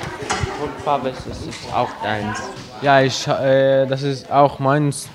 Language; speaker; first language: German; non-native, learner; Persian